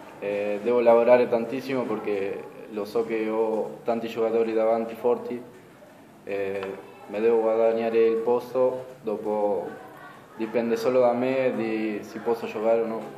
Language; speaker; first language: Italian; non-native, fluent; Spanish